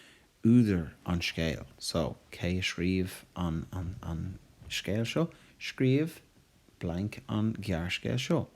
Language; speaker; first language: Irish; non-native, local second language; English